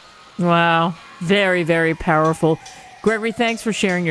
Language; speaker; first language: English; native; English